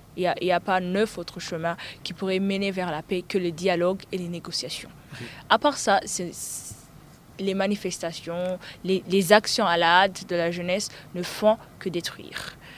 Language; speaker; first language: French; non-native, local second language; Rundi